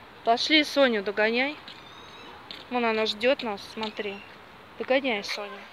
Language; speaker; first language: Russian; native; Russian